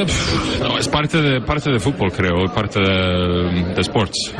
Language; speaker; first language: Spanish; non-native, learner; Norwegian